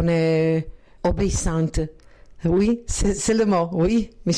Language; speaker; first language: French; non-native, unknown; Croatian